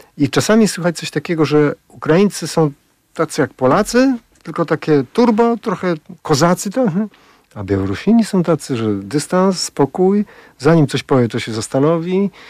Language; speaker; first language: Polish; native; Polish